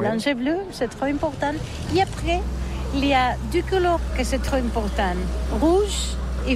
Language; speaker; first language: French; non-native, learner; Catalan